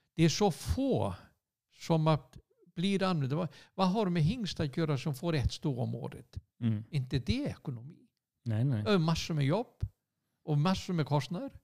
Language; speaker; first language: Swedish; non-native, fluent; Icelandic